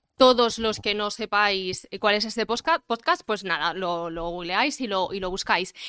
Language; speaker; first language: Spanish; early bilingual, other home language; Arabic